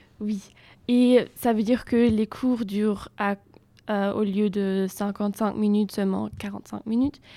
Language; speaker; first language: French; non-native, fluent; German